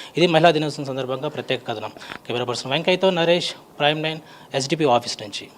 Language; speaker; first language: Telugu; native; Telugu